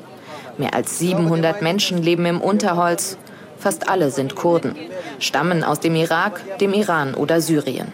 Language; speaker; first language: German; native; German